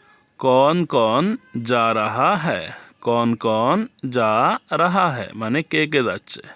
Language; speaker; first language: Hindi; non-native, fluent; Bangla